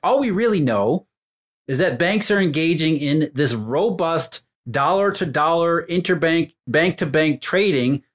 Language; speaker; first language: English; native; English